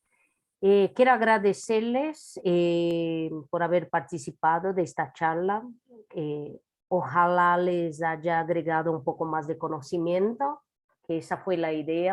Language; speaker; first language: Spanish; non-native, fluent; Portuguese